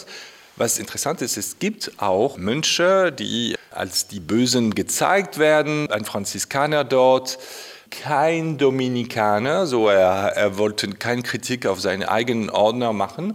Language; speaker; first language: German; non-native, fluent; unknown